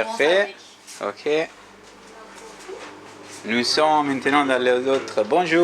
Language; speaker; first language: French; non-native, learner; Italian